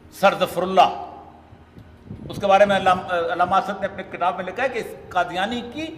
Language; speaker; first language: Urdu; non-native, local second language; Punjabi